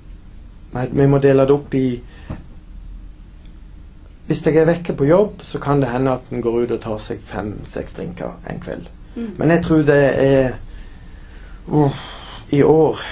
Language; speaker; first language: Norwegian; native; Norwegian